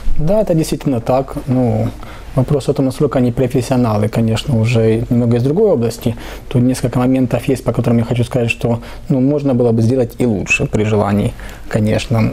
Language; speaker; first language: Russian; native; Russian